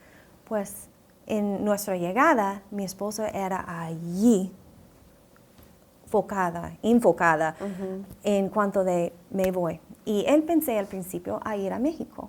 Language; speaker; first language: Spanish; non-native, fluent; English